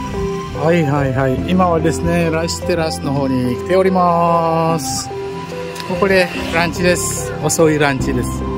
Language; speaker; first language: Japanese; non-native, fluent; Balinese